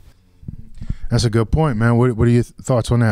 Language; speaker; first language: English; native; English